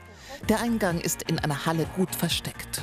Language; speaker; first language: German; native; German